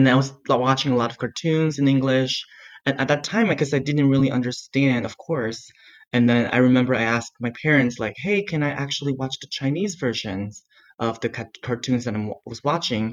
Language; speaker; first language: English; non-native, fluent; Chinese